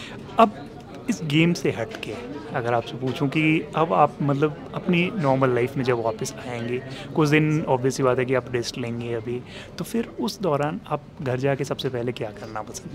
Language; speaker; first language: Hindi; native; Hindi